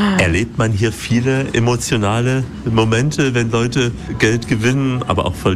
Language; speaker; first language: German; native; German